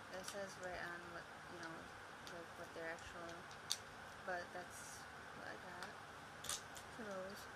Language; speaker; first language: English; native; English